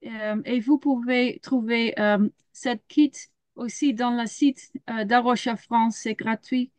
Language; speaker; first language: French; non-native, learner; Dutch